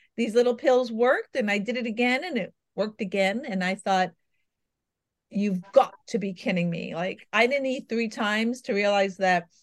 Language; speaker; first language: English; native; English